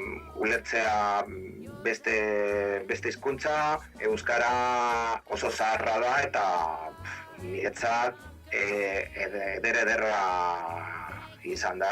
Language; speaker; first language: Basque; non-native, learner; Spanish